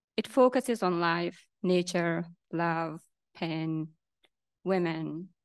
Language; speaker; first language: English; non-native, local second language; Hazaragi